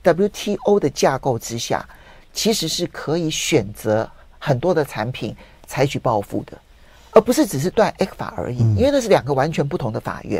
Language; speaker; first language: Chinese; native; Chinese